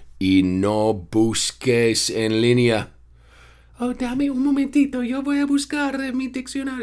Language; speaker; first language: Spanish; non-native, fluent; English